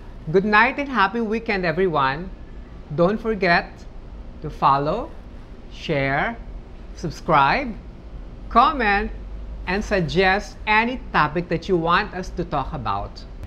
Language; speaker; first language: English; non-native, local second language; Filipino